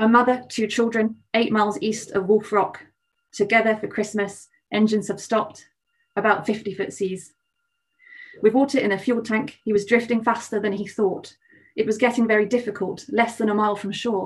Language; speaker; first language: English; native; English